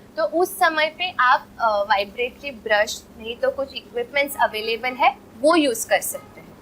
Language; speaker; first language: Hindi; non-native, local second language; Marathi